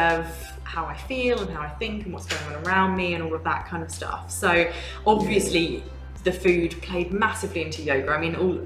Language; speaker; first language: English; native; English